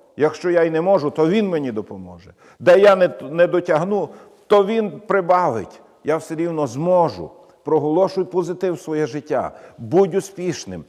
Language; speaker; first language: Ukrainian; native; Ukrainian